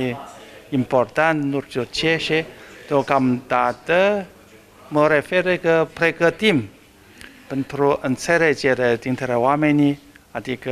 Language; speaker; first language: Romanian; non-native, learner; Chinese